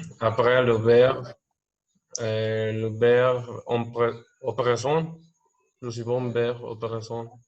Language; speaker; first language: French; non-native, learner; Spanish